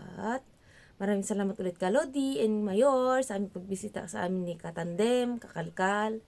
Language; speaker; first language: Filipino; native; Filipino